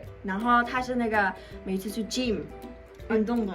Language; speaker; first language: Chinese; non-native, fluent; Mongolian